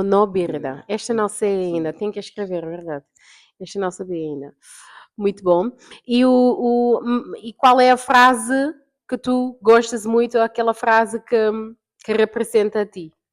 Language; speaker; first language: Portuguese; non-native, fluent; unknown